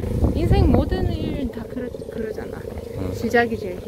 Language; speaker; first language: Korean; non-native, learner; Russian